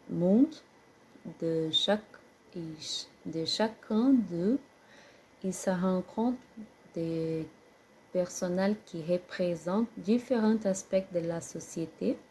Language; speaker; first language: French; non-native, learner; Portuguese